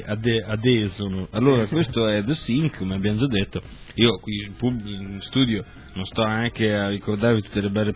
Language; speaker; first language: Italian; native; Italian